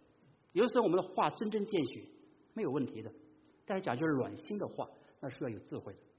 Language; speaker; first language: Chinese; native; Chinese